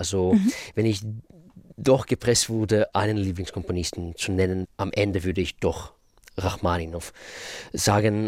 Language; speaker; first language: German; non-native, fluent; Russian